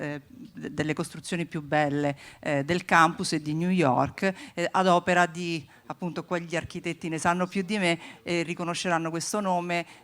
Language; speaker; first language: Italian; native; Italian